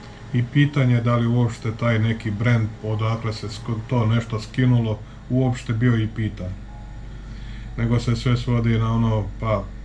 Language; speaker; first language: Serbian; native; Serbian